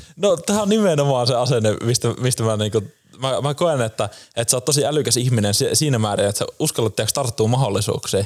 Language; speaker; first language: Finnish; native; Finnish